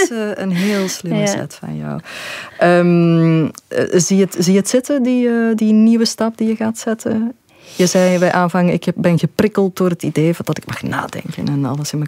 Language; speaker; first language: Dutch; native; Dutch